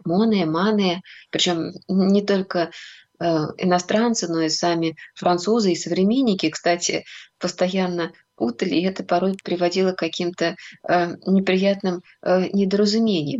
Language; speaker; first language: Russian; native; Russian